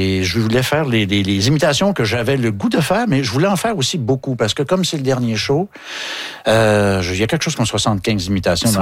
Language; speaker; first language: French; native; French